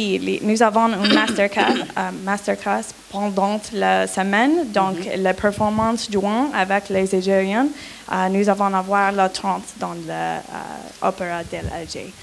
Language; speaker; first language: French; non-native, learner; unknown